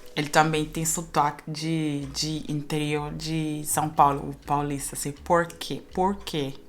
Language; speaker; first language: Portuguese; non-native, fluent; Spanish